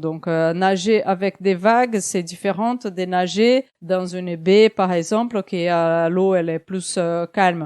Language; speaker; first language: French; non-native, fluent; Portuguese